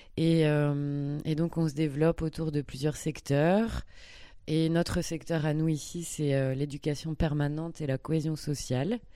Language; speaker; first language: French; native; French